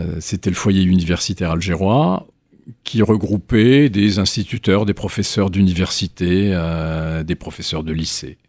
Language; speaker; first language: French; native; French